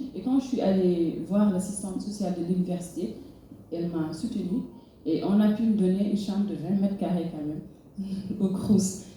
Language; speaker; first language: French; non-native, local second language; Fula